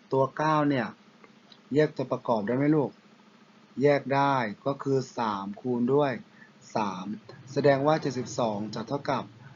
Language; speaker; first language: Thai; non-native, local second language; Pattani Malay